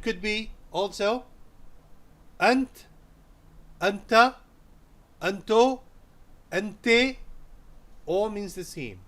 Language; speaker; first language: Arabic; non-native, fluent; Urdu